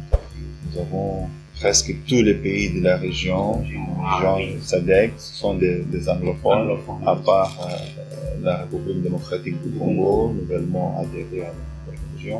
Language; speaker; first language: French; non-native, fluent; Portuguese